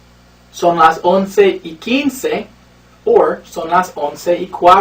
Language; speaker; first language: Spanish; non-native, fluent; English